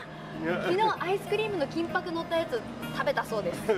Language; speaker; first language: Japanese; native; Japanese